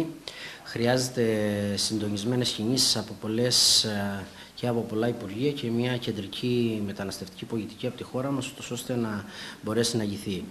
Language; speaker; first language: Greek; native; Greek